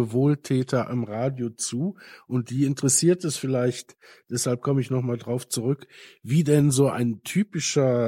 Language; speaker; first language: German; native; German